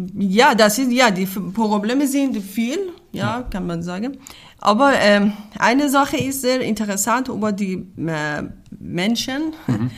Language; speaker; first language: German; non-native, learner; Persian